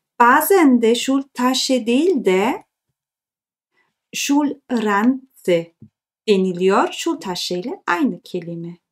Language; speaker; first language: Turkish; early bilingual, heritage; Turkish